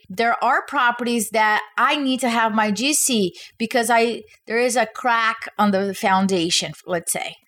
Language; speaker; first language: English; non-native, fluent; Portuguese